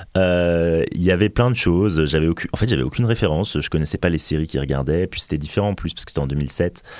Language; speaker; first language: French; native; French